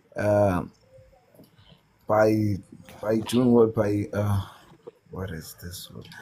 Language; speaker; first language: English; non-native, learner; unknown